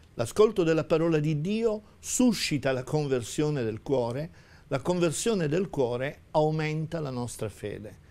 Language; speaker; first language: Italian; native; Italian